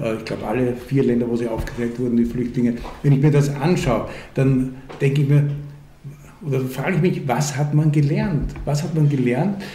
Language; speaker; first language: German; early bilingual, other home language; Hungarian